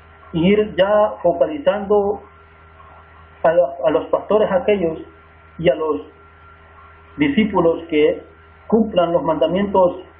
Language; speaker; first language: Spanish; native; Spanish